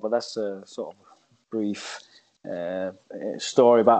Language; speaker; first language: English; non-native, fluent; Danish